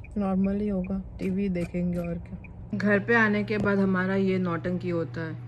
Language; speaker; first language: Hindi; non-native, local second language; Bangla